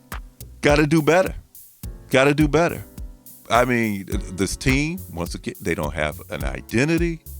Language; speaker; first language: English; native; English